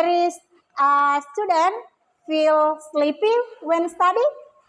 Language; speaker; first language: English; non-native, learner; Indonesian